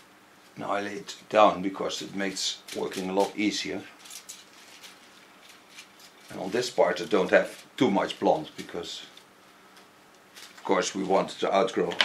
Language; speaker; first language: English; non-native, fluent; Dutch